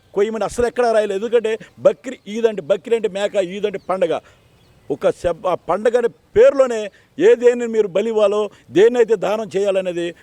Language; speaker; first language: Telugu; native; Telugu